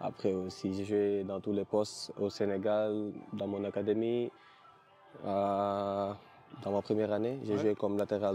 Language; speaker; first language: French; non-native, local second language; Wolof